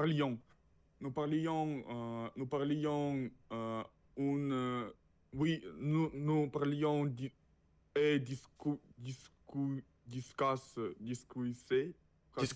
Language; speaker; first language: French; non-native, learner; Russian